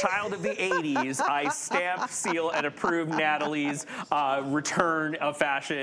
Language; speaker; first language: English; native; English